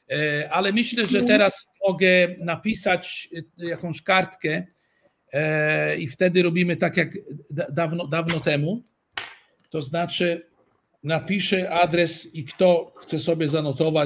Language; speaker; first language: Polish; early bilingual, heritage; Italian